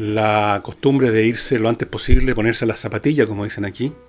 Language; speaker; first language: Spanish; native; Spanish